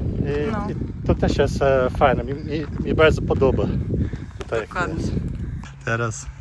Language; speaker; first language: Polish; non-native, learner; Portuguese